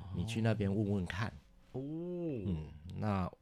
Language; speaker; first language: Chinese; native; Chinese